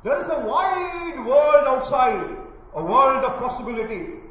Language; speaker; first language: English; non-native, local second language; Malayalam